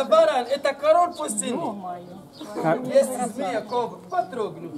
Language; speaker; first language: Russian; non-native, learner; Arabic